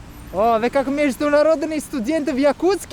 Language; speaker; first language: Russian; non-native, learner; Italian